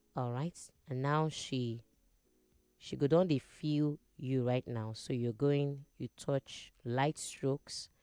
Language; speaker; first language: Nigerian Pidgin; non-native, local second language; Igbo